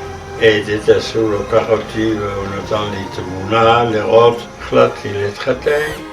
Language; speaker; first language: Hebrew; non-native, fluent; Dutch